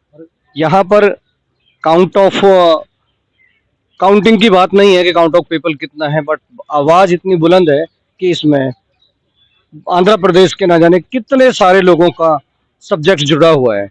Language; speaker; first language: Hindi; native; Hindi